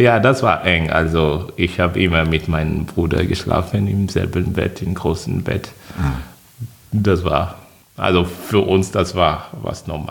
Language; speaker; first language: German; non-native, fluent; French